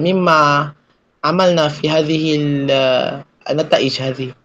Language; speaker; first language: Arabic; non-native, fluent; Malay